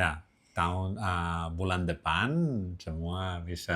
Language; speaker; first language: Indonesian; non-native, learner; Catalan